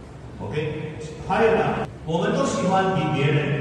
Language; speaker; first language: Chinese; non-native, fluent; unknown